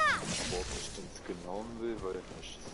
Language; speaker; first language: German; native; German